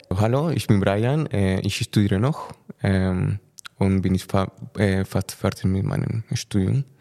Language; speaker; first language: German; non-native, fluent; Spanish